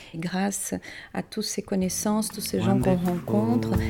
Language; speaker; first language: French; non-native, fluent; Portuguese